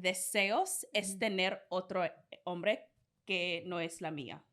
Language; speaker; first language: Spanish; non-native, learner; English